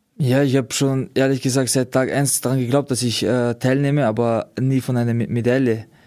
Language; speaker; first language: German; early bilingual, other home language; Georgian